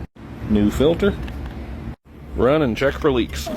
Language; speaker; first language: English; native; English